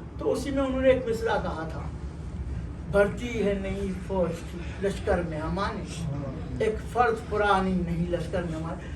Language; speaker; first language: Urdu; native; Urdu